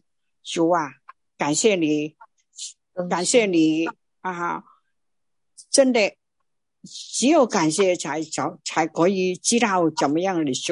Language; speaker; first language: Chinese; non-native, local second language; Cantonese